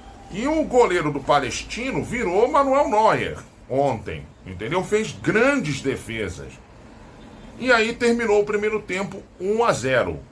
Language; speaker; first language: Portuguese; native; Portuguese